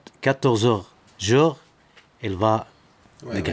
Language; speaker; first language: French; non-native, learner; Arabic